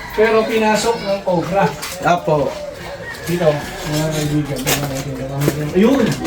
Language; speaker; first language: Filipino; native; Filipino